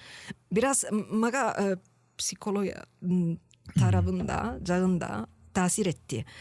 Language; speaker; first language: Kyrgyz; non-native, learner; Italian